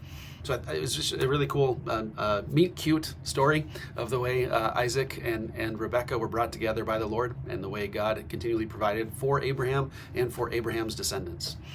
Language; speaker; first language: English; native; English